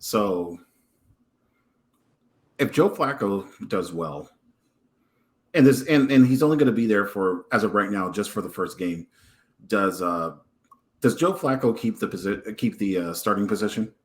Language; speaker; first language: English; native; English